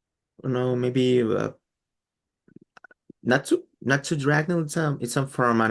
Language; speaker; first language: English; non-native, learner; Spanish